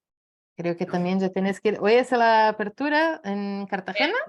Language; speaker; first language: Spanish; non-native, fluent; Portuguese